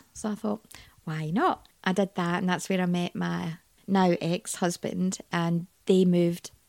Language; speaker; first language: English; native; English